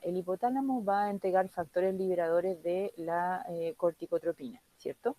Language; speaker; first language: Spanish; native; Spanish